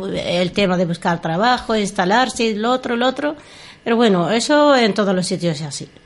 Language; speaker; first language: Spanish; non-native, fluent; Arabic